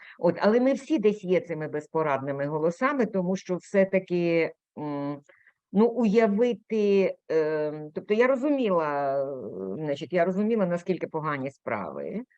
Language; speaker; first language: Ukrainian; native; Ukrainian